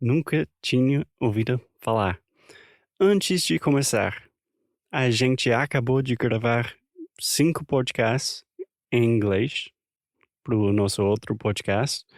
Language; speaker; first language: Portuguese; non-native, fluent; English